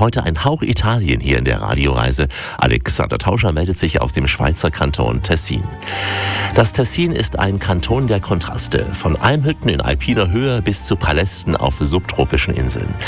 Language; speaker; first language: German; native; German